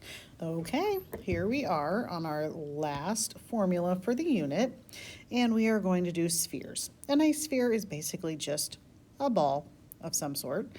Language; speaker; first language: English; native; English